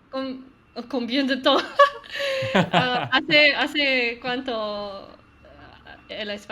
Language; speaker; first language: Spanish; non-native, learner; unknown